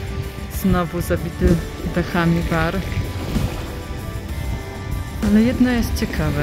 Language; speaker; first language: Polish; native; Polish